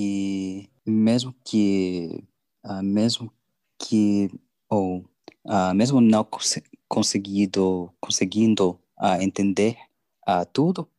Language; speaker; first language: Portuguese; non-native, learner; English